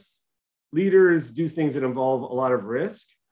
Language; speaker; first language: English; native; English